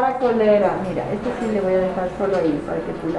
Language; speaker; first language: Spanish; native; Spanish